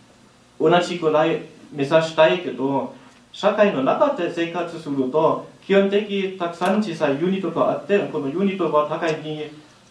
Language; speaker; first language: Japanese; non-native, learner; German